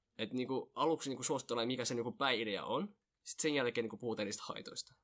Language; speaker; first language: Finnish; early bilingual, other home language; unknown